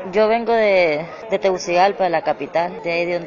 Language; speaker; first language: Spanish; native; Spanish